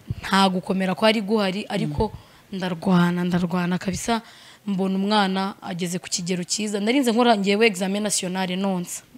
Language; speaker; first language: Kinyarwanda; native; Kinyarwanda